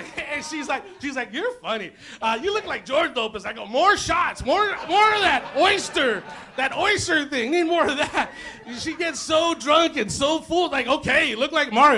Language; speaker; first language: English; native; English